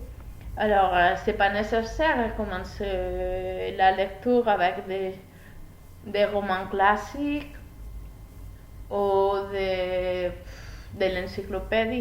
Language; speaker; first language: French; non-native, learner; Spanish